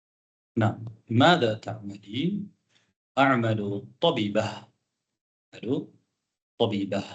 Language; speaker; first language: Arabic; non-native, fluent; Tamil